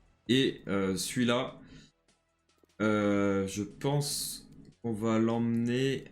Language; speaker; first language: French; native; French